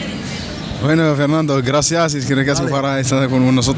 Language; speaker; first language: Spanish; non-native, learner; Arabic